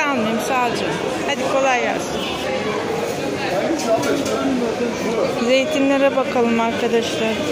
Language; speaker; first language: Turkish; native; Turkish